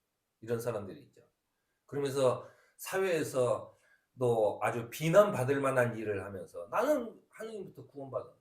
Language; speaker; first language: Korean; native; Korean